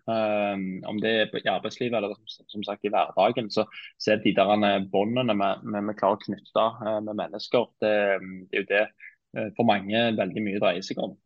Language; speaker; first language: Norwegian; native; Norwegian